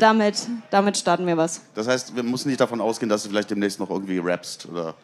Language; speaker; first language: German; native; German